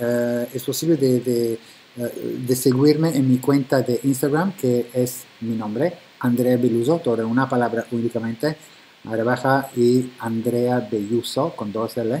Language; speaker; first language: Spanish; non-native, fluent; Italian